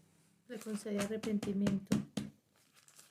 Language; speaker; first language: Spanish; native; Spanish